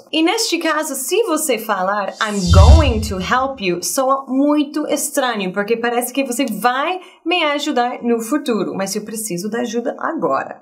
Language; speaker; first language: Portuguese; non-native, fluent; English